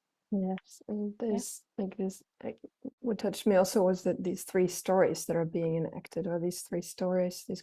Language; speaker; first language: English; non-native, fluent; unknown